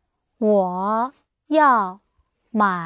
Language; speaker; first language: Chinese; non-native, learner; English